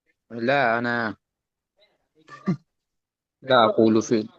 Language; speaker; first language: Arabic; non-native, learner; Urdu